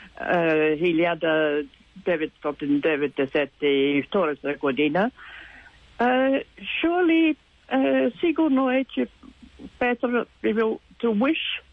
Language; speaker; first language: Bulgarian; non-native, learner; English